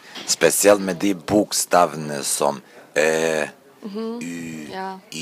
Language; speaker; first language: Norwegian; non-native, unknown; Serbian